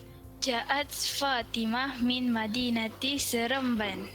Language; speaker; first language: Arabic; non-native, learner; Malay